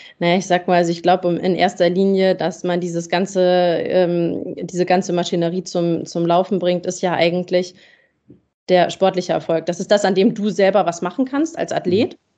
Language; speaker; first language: German; native; German